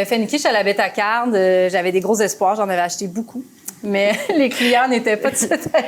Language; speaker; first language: French; native; French